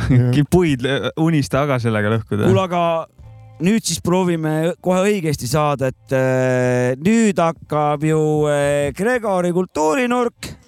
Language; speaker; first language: Estonian; non-native, fluent; German